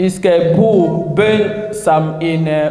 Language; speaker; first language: Danish; non-native, fluent; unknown